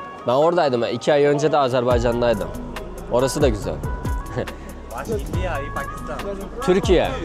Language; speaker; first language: Turkish; native; Turkish